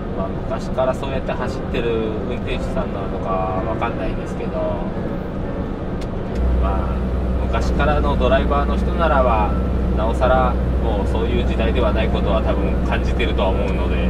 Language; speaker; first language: Japanese; native; Japanese